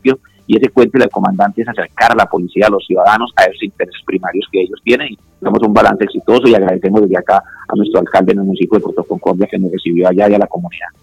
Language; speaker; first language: Spanish; native; Spanish